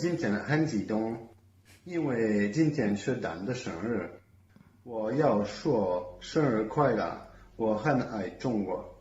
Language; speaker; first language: Chinese; non-native, fluent; French